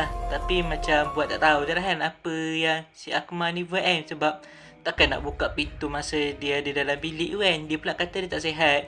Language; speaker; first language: Malay; native; Malay